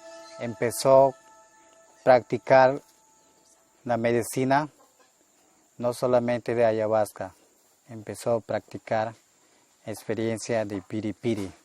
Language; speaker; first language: Spanish; non-native, local second language; Shipibo-Conibo